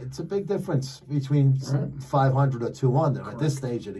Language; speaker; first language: English; native; English